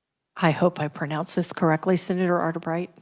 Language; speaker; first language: English; native; English